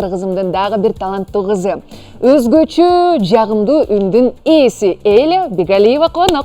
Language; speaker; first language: Kyrgyz; native; Kyrgyz